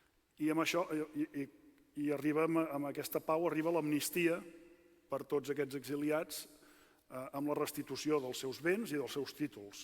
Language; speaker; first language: Catalan; native; Catalan